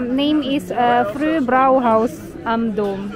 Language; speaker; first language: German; non-native, learner; Filipino